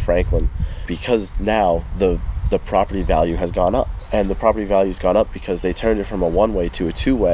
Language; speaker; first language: English; native; English